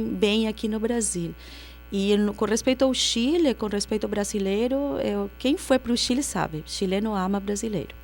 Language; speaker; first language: Portuguese; non-native, fluent; Spanish